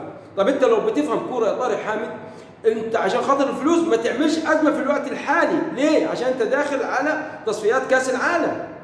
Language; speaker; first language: Arabic; native; Arabic